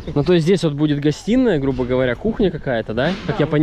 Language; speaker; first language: Russian; native; Russian